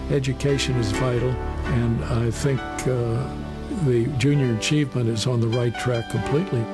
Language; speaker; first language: English; native; English